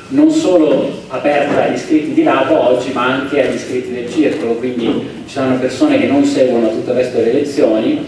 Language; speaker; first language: Italian; native; Italian